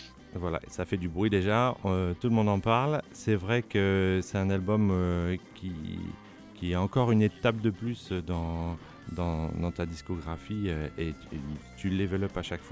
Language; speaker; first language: French; native; French